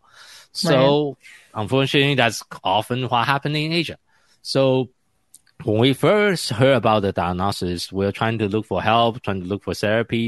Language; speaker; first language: English; non-native, fluent; Chinese